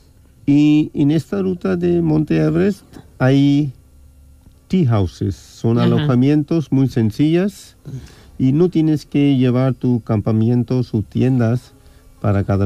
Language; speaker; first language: Spanish; non-native, fluent; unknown